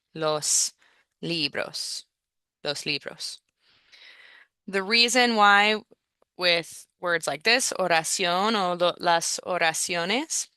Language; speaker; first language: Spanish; non-native, fluent; English